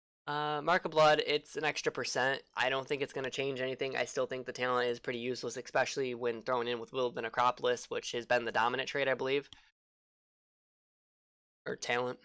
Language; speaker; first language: English; native; English